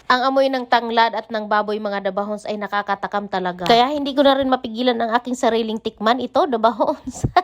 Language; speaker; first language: Filipino; non-native, local second language; Bikol